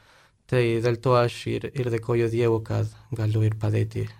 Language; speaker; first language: Lithuanian; non-native, fluent; Spanish